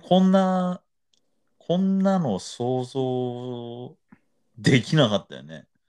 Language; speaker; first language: Japanese; native; Japanese